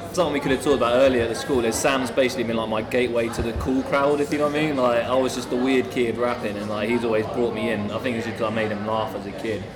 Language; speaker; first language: English; native; English